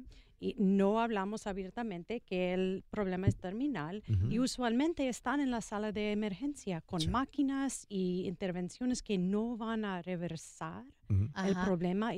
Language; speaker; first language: Spanish; non-native, learner; English